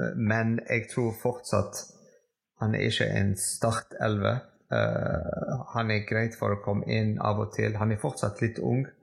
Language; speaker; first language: Norwegian; non-native, fluent; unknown